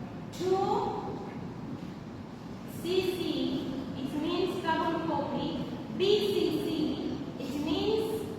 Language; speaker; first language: English; non-native, local second language; Swahili